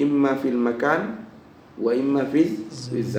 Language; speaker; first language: Arabic; non-native, fluent; Indonesian